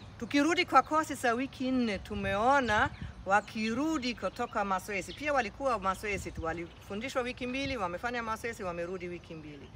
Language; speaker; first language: Swahili; non-native, fluent; German